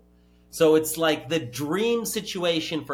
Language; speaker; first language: English; native; English